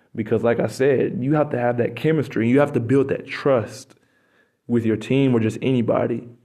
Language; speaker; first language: English; native; English